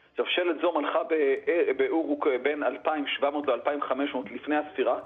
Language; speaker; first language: Hebrew; native; Hebrew